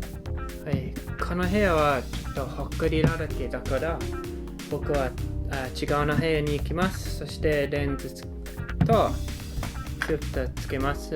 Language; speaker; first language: Japanese; non-native, learner; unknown